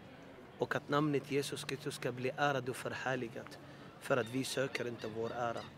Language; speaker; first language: Swedish; non-native, fluent; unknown